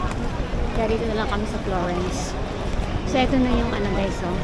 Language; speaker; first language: Filipino; native; Filipino